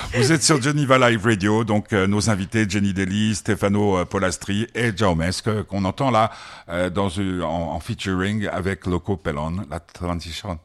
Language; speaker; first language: French; native; French